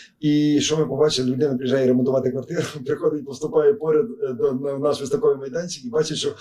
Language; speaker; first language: Ukrainian; native; Ukrainian